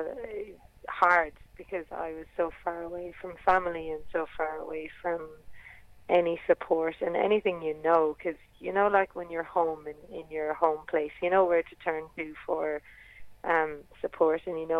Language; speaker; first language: English; native; English